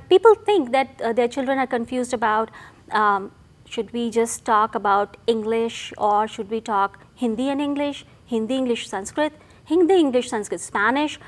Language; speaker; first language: English; non-native, local second language; Hindi